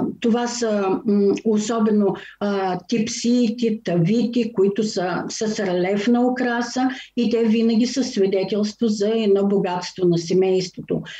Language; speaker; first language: Bulgarian; native; Bulgarian